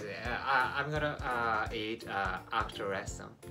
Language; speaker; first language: English; non-native, learner; Japanese